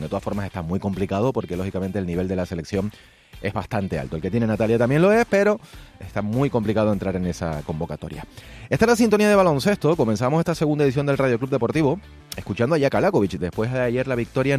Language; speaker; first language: Spanish; native; Spanish